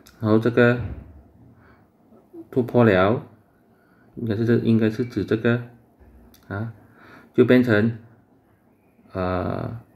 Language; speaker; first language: Chinese; native; Chinese